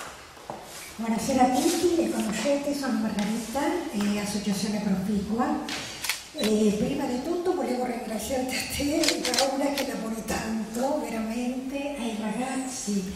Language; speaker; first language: Italian; non-native, fluent; Spanish